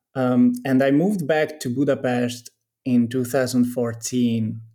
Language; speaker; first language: English; non-native, fluent; Hungarian